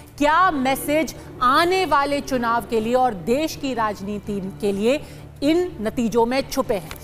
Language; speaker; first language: Hindi; native; Hindi